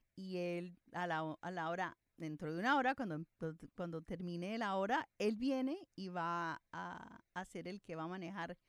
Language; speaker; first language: Spanish; early bilingual, other home language; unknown